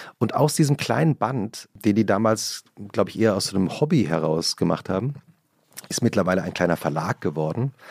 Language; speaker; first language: German; native; German